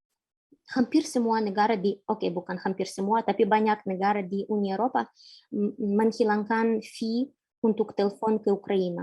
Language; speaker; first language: Indonesian; non-native, fluent; Ukrainian